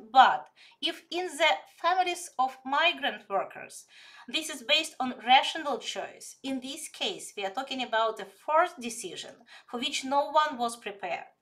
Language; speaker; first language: English; non-native, fluent; Ukrainian